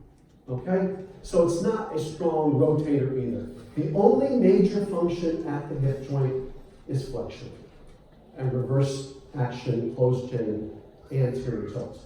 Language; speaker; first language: English; native; English